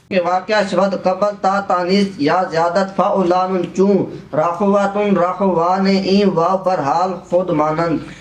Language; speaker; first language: Persian; non-native, learner; Punjabi